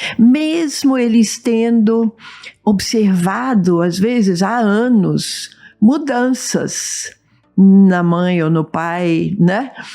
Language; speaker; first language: Portuguese; early bilingual, other home language; English